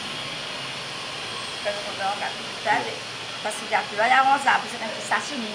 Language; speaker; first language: French; non-native, learner; Morisyen